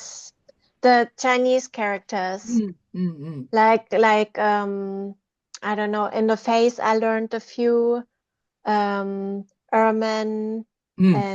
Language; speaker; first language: English; non-native, fluent; German